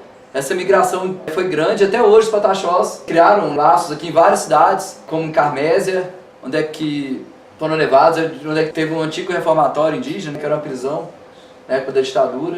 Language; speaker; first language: Portuguese; native; Portuguese